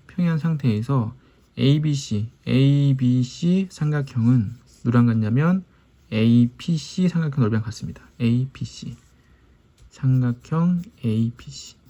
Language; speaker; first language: Korean; native; Korean